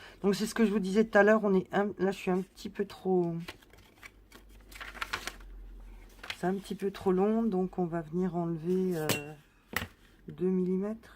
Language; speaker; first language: French; native; French